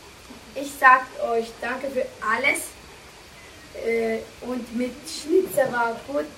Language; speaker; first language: German; non-native, learner; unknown